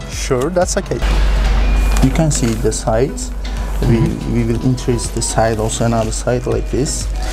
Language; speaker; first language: English; non-native, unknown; Turkish